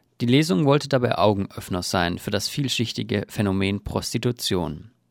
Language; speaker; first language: German; native; German